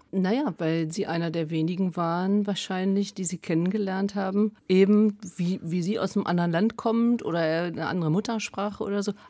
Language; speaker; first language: German; native; German